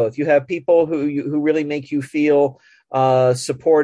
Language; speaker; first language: English; native; English